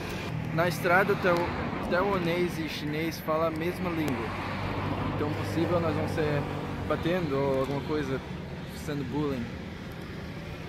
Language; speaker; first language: Portuguese; early bilingual, heritage; Portuguese